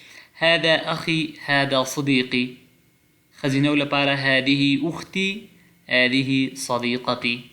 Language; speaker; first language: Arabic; non-native, fluent; Pashto